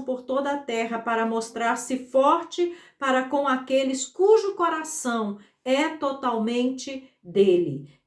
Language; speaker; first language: Portuguese; native; Portuguese